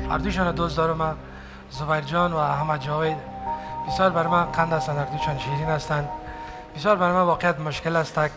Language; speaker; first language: Persian; native; Persian